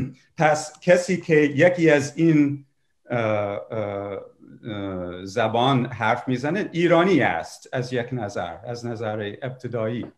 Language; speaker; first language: Persian; non-native, fluent; English